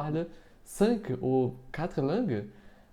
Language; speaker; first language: French; non-native, fluent; Portuguese